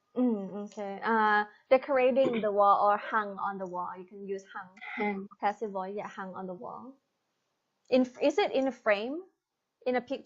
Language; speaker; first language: English; non-native, fluent; Thai